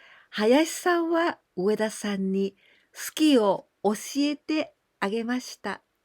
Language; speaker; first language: Japanese; non-native, fluent; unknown